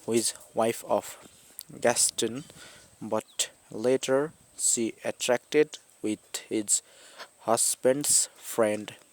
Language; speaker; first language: English; non-native, local second language; Nepali